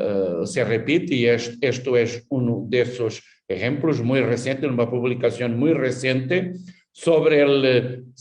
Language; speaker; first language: Spanish; non-native, fluent; Portuguese